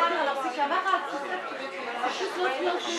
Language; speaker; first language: French; native; French